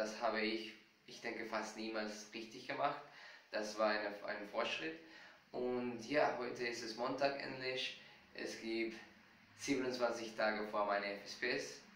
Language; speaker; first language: German; non-native, fluent; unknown